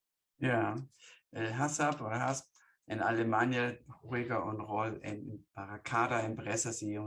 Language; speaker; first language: Spanish; non-native, fluent; German